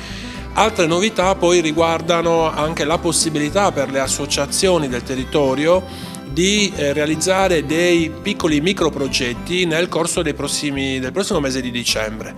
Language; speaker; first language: Italian; native; Italian